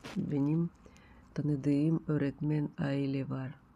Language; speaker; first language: Turkish; non-native, learner; Russian